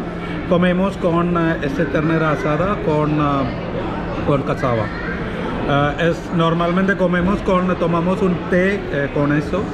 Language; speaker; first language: Spanish; non-native, learner; Malayalam